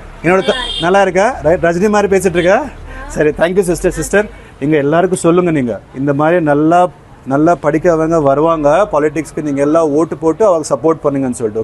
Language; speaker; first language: Tamil; non-native, learner; Urdu